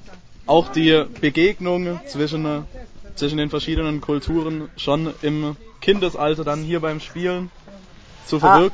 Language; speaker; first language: German; native; German